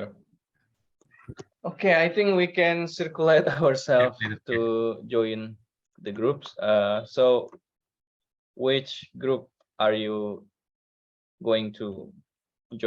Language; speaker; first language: English; non-native, learner; Indonesian